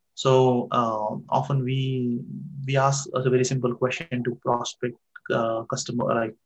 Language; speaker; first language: English; non-native, local second language; Marathi